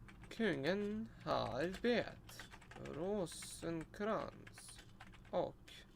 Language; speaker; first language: Swedish; non-native, learner; Russian